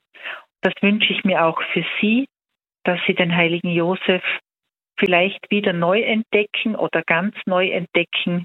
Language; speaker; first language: German; native; German